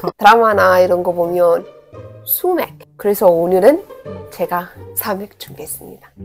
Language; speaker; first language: Korean; non-native, fluent; Arabic